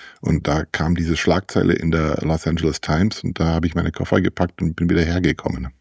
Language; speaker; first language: German; early bilingual, heritage; English